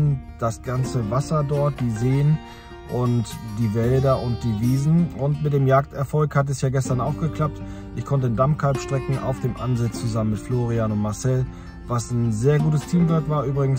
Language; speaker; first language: German; native; German